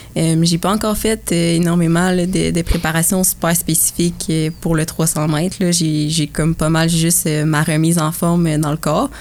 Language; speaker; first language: French; native; French